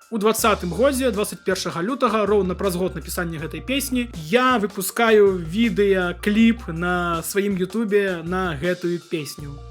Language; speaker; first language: Belarusian; non-native, local second language; Russian